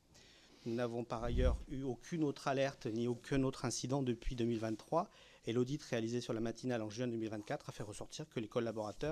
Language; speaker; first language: French; native; French